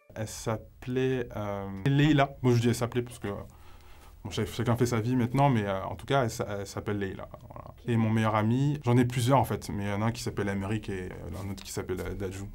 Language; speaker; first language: French; native; French